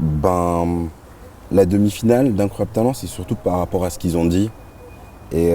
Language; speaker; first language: French; native; French